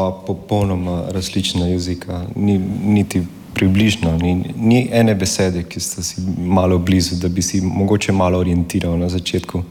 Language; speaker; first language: Slovenian; non-native, fluent; Spanish